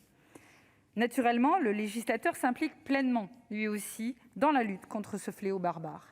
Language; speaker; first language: French; native; French